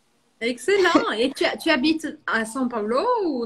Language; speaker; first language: French; non-native, fluent; Portuguese